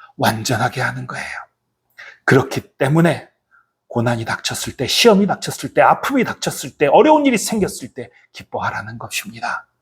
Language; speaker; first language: Korean; native; Korean